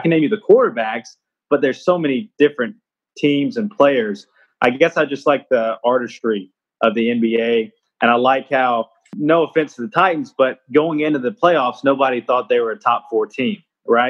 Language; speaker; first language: English; native; English